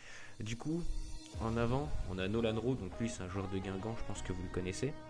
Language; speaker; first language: French; native; French